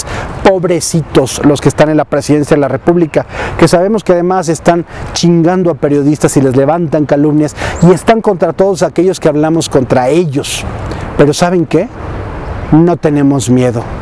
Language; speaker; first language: Spanish; native; Spanish